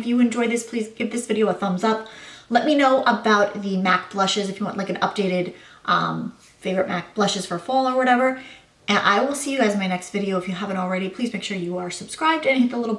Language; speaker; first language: English; native; English